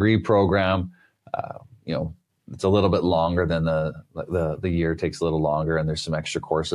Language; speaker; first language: English; native; English